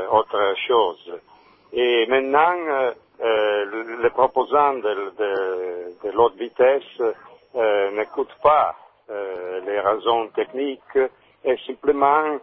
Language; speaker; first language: French; non-native, learner; Italian